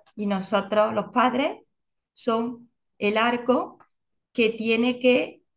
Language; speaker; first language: Spanish; native; Spanish